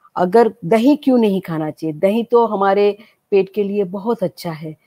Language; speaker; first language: Hindi; non-native, local second language; Gujarati